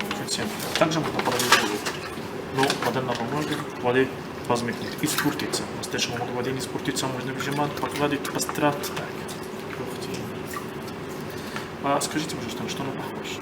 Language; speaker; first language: Russian; non-native, learner; Arabic